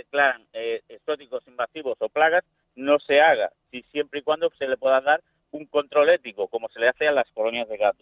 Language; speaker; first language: Spanish; native; Spanish